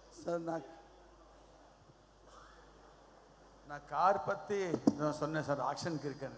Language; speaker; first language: Tamil; non-native, learner; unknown